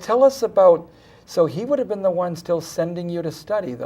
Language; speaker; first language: English; native; English